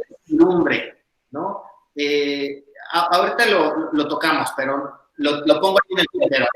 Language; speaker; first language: Spanish; native; Spanish